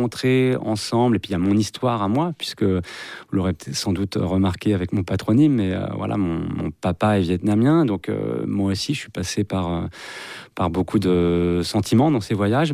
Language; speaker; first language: French; native; French